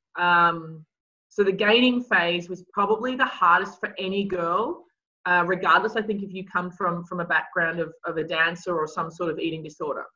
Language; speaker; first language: English; native; English